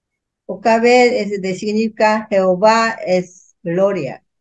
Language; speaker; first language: Spanish; non-native, learner; Korean